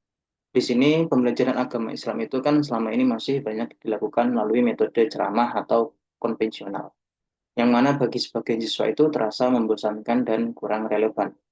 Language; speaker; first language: Indonesian; native; Indonesian